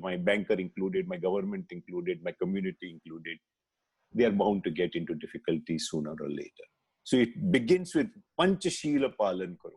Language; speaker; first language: English; non-native, local second language; Hindi